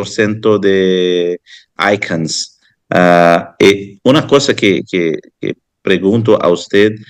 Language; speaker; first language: Spanish; non-native, fluent; Portuguese